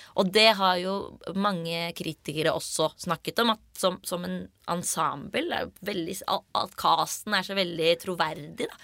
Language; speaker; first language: Norwegian; early bilingual, other home language; Urdu